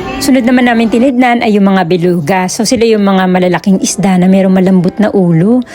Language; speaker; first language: Filipino; native; Filipino